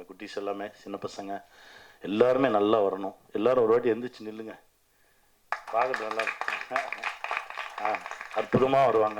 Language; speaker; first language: Tamil; native; Tamil